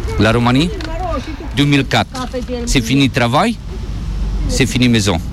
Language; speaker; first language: French; non-native, learner; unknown